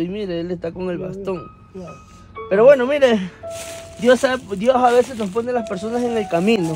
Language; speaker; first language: Spanish; native; Spanish